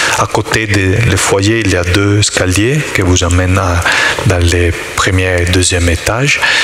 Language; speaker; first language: French; non-native, learner; Italian